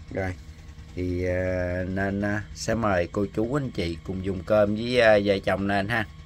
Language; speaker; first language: Vietnamese; native; Vietnamese